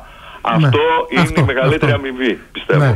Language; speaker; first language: Greek; native; Greek